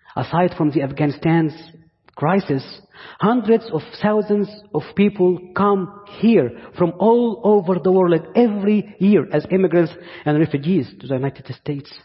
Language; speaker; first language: English; non-native, fluent; Arabic